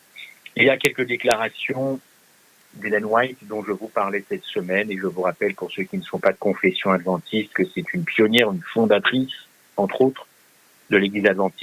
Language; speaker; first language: French; native; French